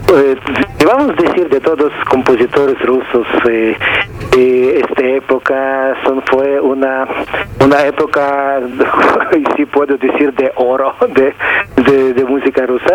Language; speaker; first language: Spanish; non-native, fluent; Russian